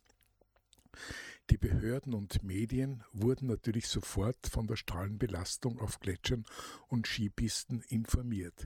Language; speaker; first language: German; native; German